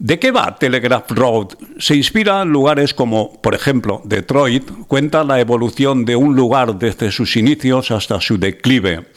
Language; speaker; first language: Spanish; non-native, local second language; Catalan